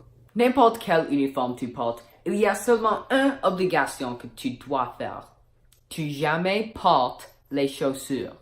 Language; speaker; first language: French; non-native, learner; English